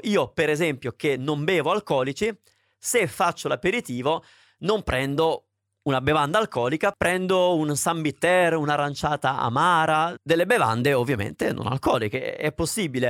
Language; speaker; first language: Italian; native; Italian